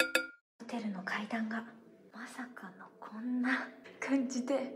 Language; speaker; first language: Japanese; native; Japanese